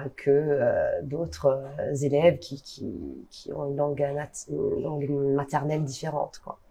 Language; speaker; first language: French; non-native, fluent; Italian